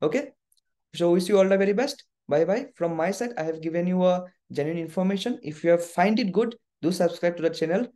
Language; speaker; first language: English; non-native, local second language; Assamese